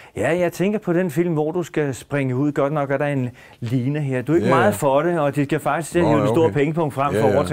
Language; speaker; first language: Danish; native; Danish